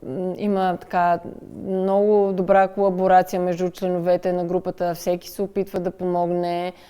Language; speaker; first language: Bulgarian; native; Bulgarian